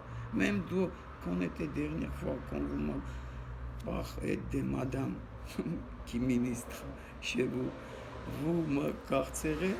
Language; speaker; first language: French; non-native, learner; Armenian